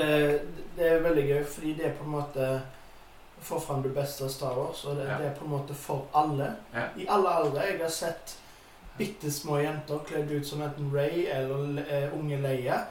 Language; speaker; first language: Norwegian; native; Norwegian